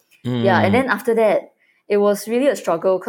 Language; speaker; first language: English; native; English